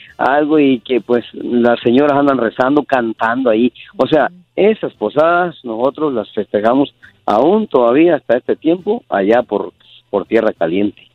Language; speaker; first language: Spanish; native; Spanish